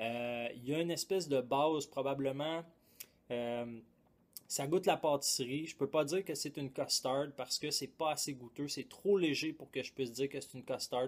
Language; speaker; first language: French; native; French